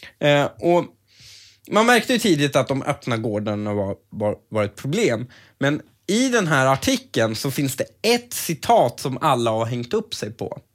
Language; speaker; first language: Swedish; early bilingual, other home language; Persian